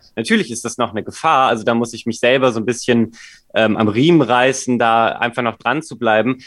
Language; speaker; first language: German; native; German